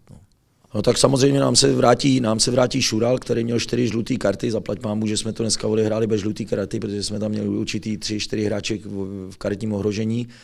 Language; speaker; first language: Czech; native; Czech